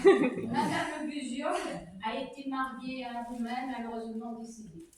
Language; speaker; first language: French; native; French